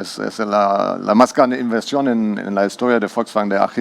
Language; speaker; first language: Spanish; non-native, learner; German